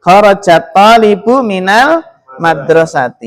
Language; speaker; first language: Arabic; non-native, fluent; Indonesian